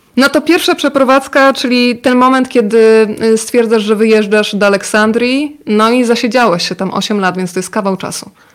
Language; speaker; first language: Polish; native; Polish